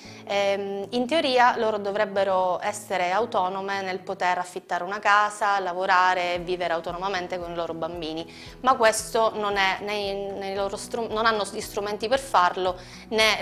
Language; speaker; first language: Italian; native; Italian